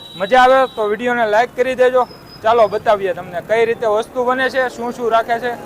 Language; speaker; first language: Gujarati; native; Gujarati